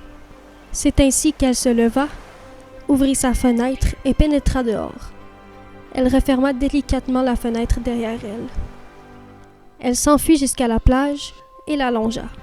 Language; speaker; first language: French; native; French